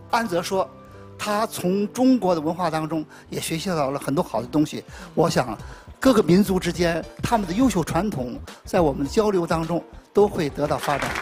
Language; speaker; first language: Chinese; native; Chinese